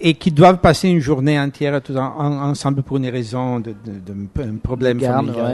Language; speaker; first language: French; non-native, fluent; Italian